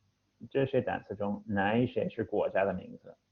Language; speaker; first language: Chinese; non-native, fluent; English